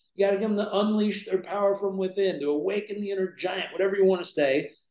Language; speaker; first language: English; native; English